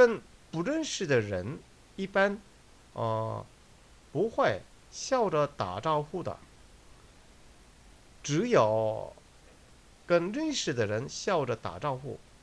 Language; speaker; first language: Chinese; non-native, fluent; Korean